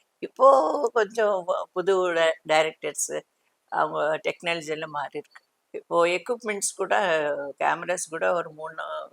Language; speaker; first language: Tamil; non-native, local second language; Telugu